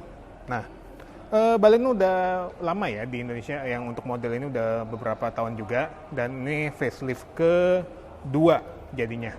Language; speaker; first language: Indonesian; native; Indonesian